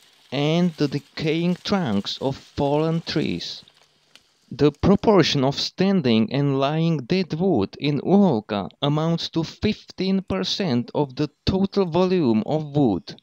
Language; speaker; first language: English; non-native, fluent; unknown